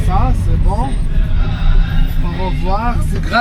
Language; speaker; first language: French; non-native, learner; Arabic